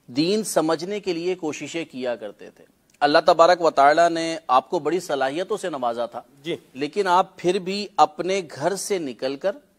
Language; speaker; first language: Urdu; non-native, local second language; Punjabi